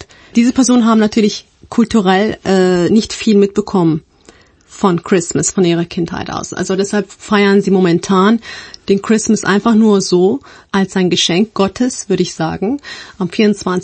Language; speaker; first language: German; non-native, fluent; Turkish